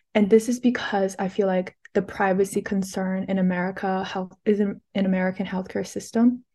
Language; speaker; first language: English; early bilingual, other home language; Chinese